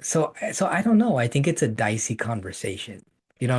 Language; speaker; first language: English; native; English